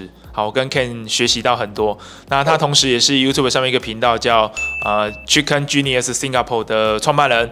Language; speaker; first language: Chinese; native; Chinese